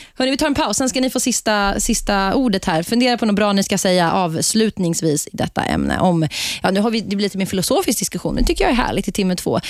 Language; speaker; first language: Swedish; native; Swedish